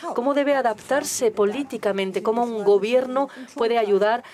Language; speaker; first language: Spanish; non-native, fluent; Turkish